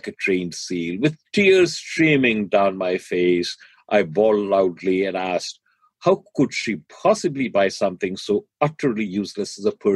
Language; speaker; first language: English; non-native, local second language; Hindi